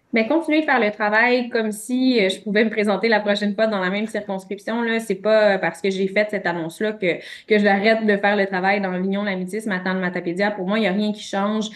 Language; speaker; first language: French; native; French